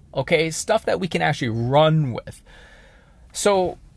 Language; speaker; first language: English; native; English